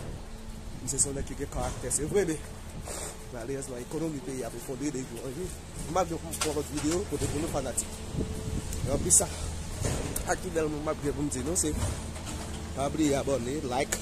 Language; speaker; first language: French; non-native, learner; Haitian Creole